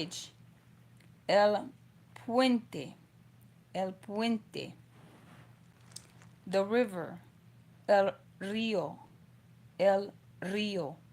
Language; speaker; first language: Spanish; non-native, learner; English